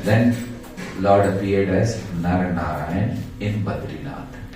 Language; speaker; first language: English; non-native, local second language; Hindi